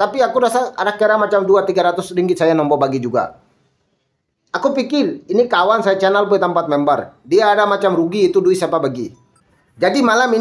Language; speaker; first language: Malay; non-native, learner; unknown